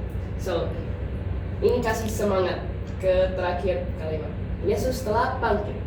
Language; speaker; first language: Indonesian; non-native, learner; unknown